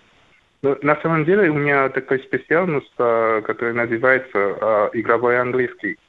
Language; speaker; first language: Russian; non-native, learner; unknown